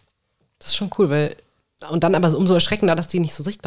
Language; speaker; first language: German; native; German